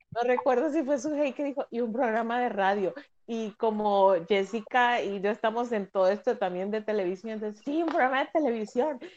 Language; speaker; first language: Spanish; native; Spanish